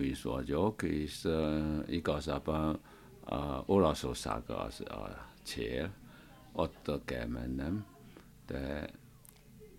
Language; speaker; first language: Hungarian; non-native, learner; Chinese